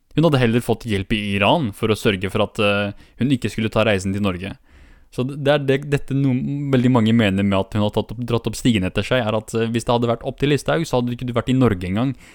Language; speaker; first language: Norwegian; early bilingual, other home language; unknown